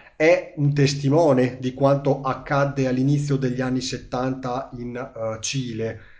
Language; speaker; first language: Italian; native; Italian